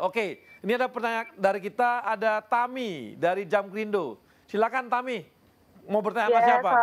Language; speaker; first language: Indonesian; native; Indonesian